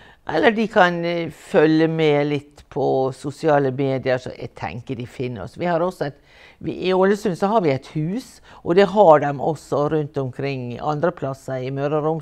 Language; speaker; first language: Norwegian; native; Norwegian